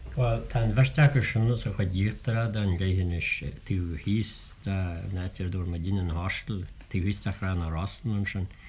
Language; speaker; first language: Irish; native; Irish